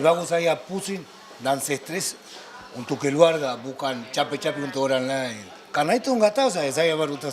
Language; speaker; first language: Indonesian; non-native, fluent; Spanish